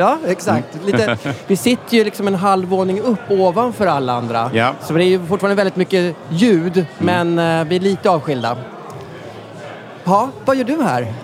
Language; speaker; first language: Swedish; native; Swedish